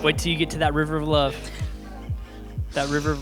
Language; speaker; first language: English; native; English